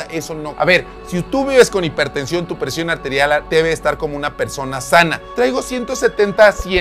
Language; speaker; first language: Spanish; native; Spanish